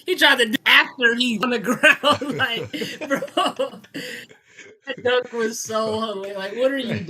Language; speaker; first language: English; native; English